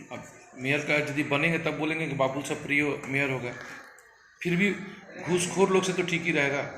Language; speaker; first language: Hindi; non-native, local second language; Bangla